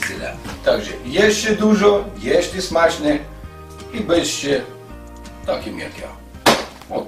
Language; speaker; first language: Polish; non-native, fluent; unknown